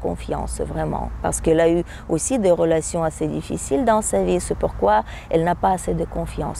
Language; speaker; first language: French; non-native, fluent; Russian